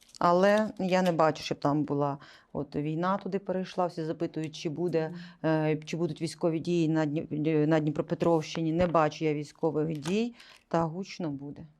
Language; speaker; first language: Ukrainian; non-native, local second language; Russian